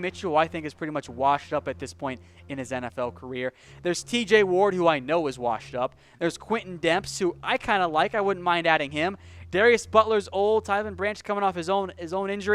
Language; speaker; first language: English; native; English